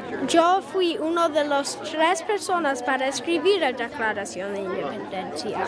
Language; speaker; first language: Spanish; non-native, learner; English